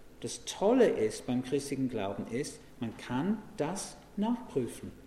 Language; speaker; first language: German; non-native, fluent; English